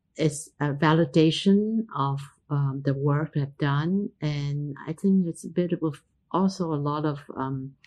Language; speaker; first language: English; non-native, local second language; Cantonese